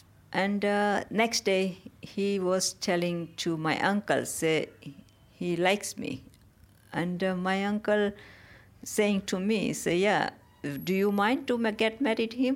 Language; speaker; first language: English; non-native, local second language; Gujarati